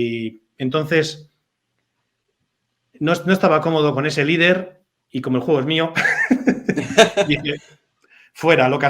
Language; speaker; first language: Spanish; native; Spanish